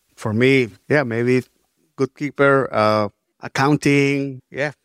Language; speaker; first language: English; non-native, learner; Spanish